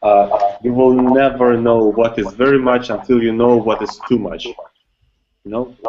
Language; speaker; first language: English; non-native, learner; Russian